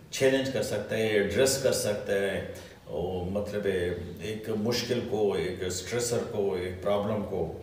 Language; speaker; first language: Urdu; non-native, local second language; Pashto